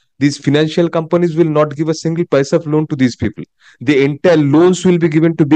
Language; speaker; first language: English; non-native, local second language; Bangla